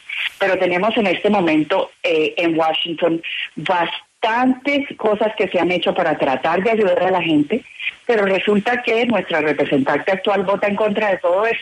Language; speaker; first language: Spanish; native; Spanish